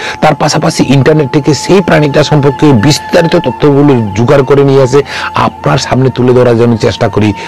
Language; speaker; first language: Bangla; non-native, local second language; Kok Borok